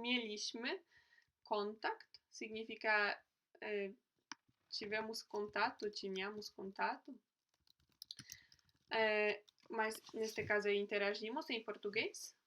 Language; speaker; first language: Portuguese; non-native, fluent; Polish